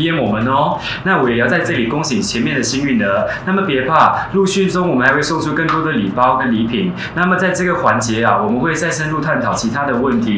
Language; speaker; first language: Chinese; native; Chinese